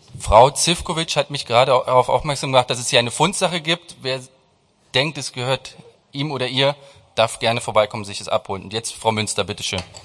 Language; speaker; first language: German; native; German